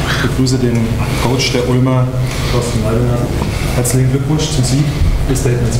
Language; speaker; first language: German; native; German